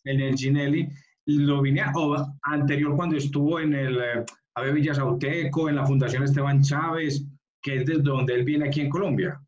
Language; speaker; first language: Spanish; native; Spanish